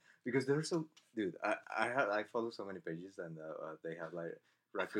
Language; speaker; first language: English; non-native, fluent; Spanish